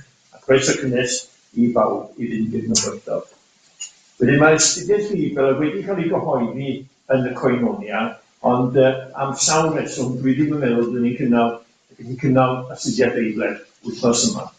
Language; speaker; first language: Welsh; native; Welsh